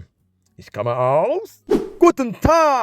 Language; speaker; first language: German; non-native, learner; English